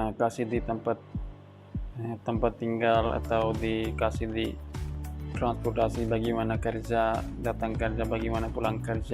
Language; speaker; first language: Indonesian; non-native, learner; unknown